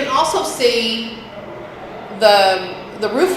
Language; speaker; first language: English; native; English